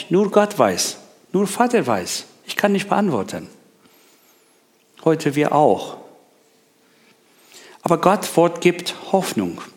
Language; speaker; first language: German; non-native, learner; Persian